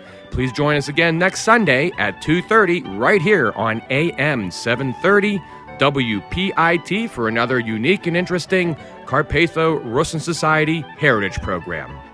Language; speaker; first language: English; native; English